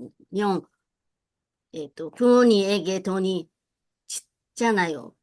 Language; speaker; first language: Korean; non-native, learner; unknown